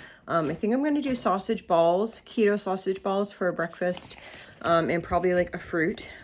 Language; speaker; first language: English; native; English